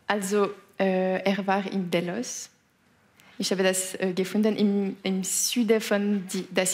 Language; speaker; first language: German; non-native, local second language; French